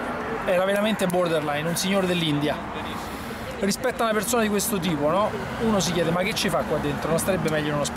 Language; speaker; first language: Italian; native; Italian